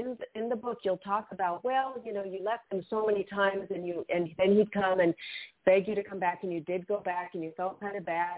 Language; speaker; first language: English; native; English